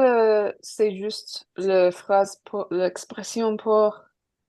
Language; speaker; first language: French; non-native, learner; English